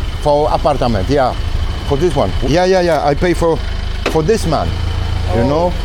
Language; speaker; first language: English; non-native, learner; Polish